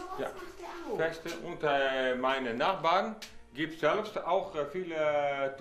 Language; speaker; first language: German; non-native, learner; Dutch